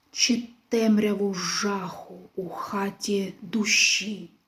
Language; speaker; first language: Ukrainian; non-native, local second language; Russian